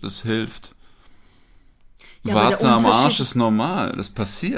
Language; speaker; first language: German; native; German